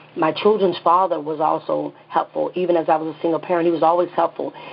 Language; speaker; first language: English; native; English